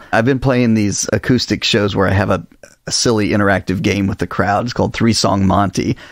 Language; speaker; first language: English; native; English